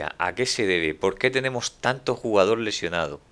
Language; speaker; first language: Spanish; native; Spanish